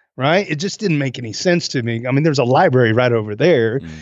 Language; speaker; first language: English; native; English